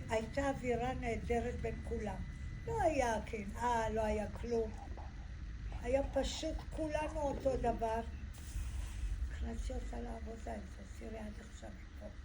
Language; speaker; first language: Hebrew; early bilingual, other home language; Arabic